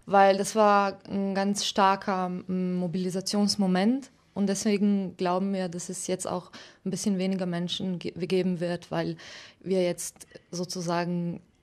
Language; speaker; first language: German; non-native, fluent; Slovenian